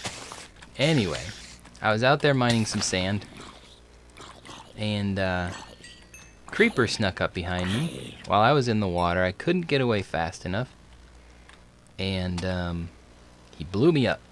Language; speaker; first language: English; native; English